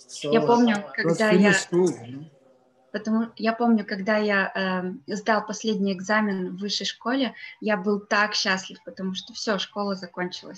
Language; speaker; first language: Russian; native; Russian